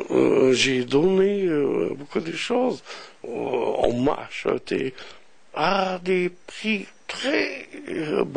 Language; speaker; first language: French; non-native, local second language; Arabic